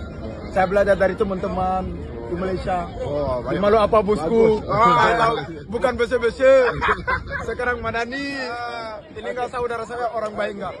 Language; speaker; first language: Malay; non-native, learner; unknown